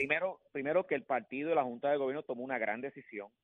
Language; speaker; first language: Spanish; native; Spanish